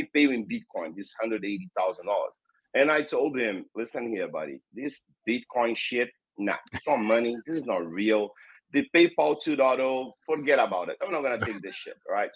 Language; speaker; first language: English; non-native, fluent; Portuguese